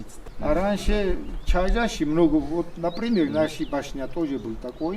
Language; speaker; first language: Russian; non-native, local second language; Svan